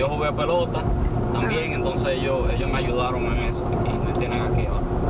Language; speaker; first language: Spanish; native; Spanish